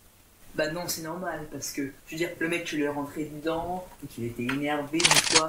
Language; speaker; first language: French; native; French